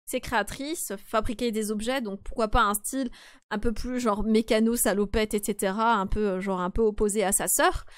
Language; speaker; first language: French; native; French